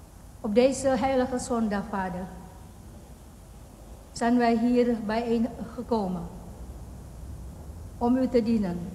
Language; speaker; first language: Dutch; non-native, fluent; Indonesian